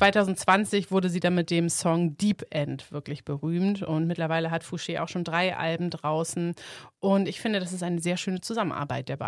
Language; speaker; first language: German; native; German